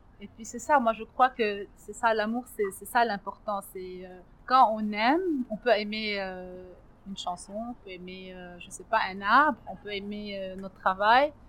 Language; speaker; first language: French; non-native, local second language; Arabic